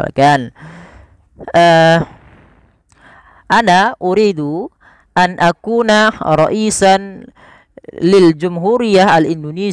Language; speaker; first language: Arabic; non-native, fluent; Indonesian